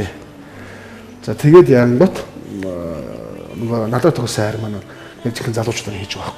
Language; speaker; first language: Mongolian; native; Mongolian